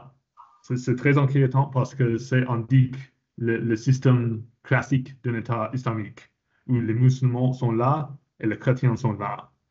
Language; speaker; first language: French; non-native, fluent; English